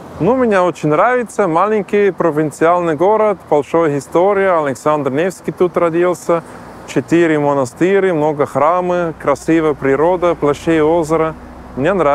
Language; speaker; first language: Russian; non-native, learner; German